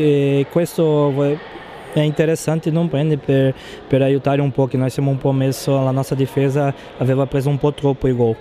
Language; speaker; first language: Italian; non-native, fluent; Portuguese